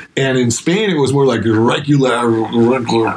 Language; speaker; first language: English; non-native, fluent; Spanish